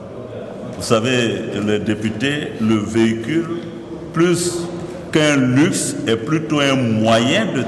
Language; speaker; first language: French; native; French